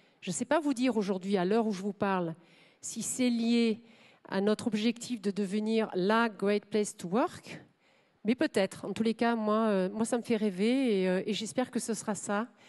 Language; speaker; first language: French; non-native, fluent; German